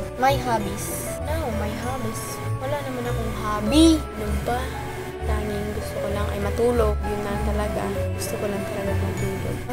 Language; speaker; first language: Filipino; non-native, local second language; Cebuano